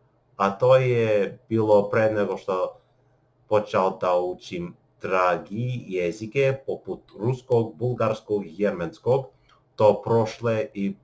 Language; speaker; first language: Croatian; non-native, learner; English